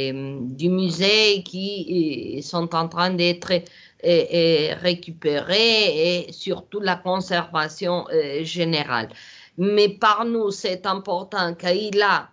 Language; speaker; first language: French; non-native, learner; Portuguese